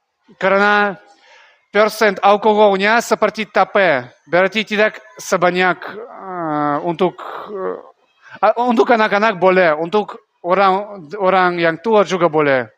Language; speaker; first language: Indonesian; non-native, learner; Russian